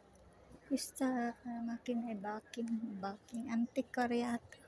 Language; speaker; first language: Italian; non-native, fluent; Cebuano